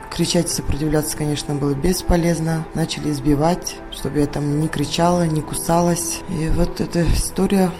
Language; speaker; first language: Russian; non-native, local second language; Kazakh